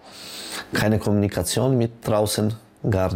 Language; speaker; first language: German; non-native, local second language; French